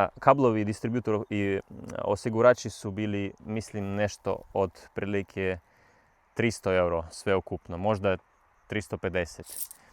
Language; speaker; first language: Bosnian; non-native, learner; Russian